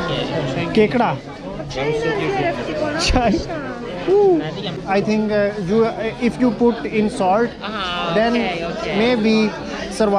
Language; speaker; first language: English; non-native, learner; Urdu